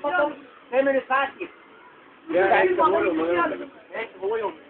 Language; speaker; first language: Estonian; native; Estonian